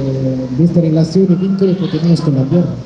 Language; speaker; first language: Spanish; non-native, fluent; Arabic